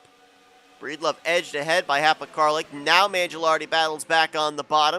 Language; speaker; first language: English; native; English